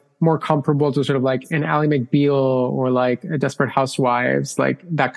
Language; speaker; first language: English; non-native, fluent; Spanish